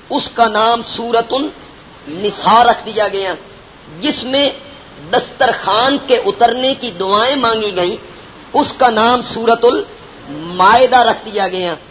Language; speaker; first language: Urdu; non-native, local second language; Punjabi